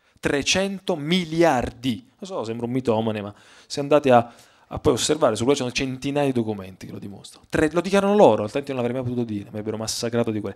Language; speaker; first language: Italian; native; Italian